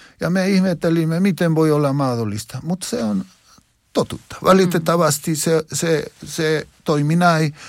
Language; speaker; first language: Finnish; non-native, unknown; Spanish